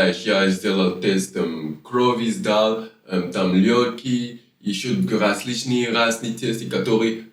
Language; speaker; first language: Russian; non-native, learner; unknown